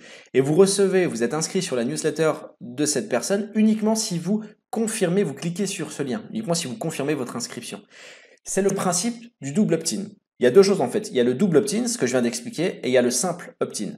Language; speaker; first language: French; native; French